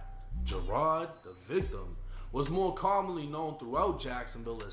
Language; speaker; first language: English; native; English